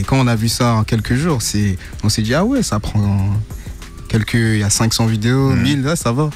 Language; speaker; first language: French; non-native, fluent; English